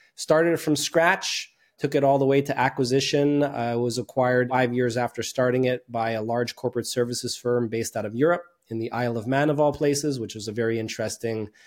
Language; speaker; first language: English; native; English